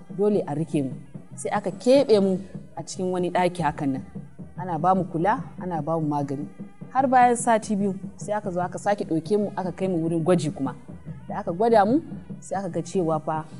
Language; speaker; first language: Hausa; non-native, local second language; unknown